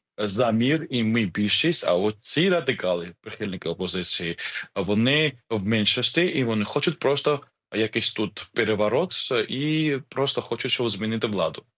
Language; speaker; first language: Ukrainian; non-native, fluent; Georgian